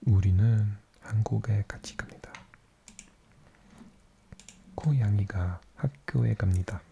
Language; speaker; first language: Korean; non-native, learner; English